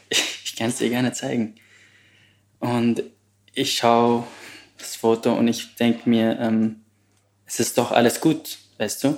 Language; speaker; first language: German; non-native, fluent; Arabic